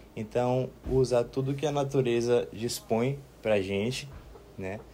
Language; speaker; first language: Portuguese; native; Portuguese